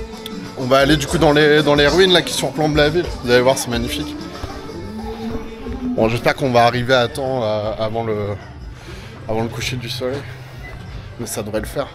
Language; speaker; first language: French; native; French